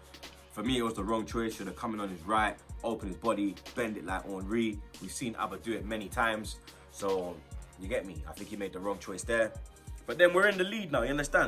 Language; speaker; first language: English; native; English